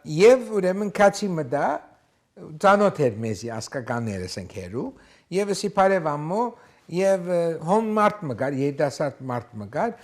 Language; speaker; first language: Armenian; early bilingual, heritage; Armenian